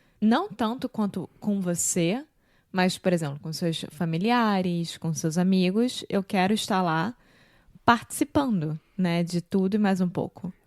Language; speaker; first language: Portuguese; native; Portuguese